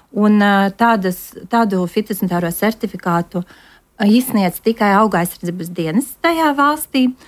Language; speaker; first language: Latvian; non-native, local second language; Russian